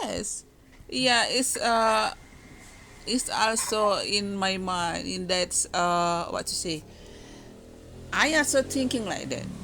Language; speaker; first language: English; non-native, learner; Indonesian